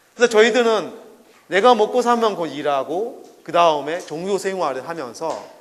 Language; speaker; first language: Korean; non-native, fluent; Burmese